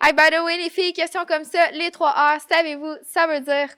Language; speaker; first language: French; native; French